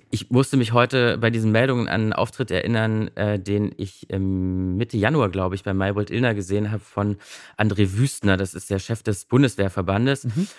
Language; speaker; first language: German; native; German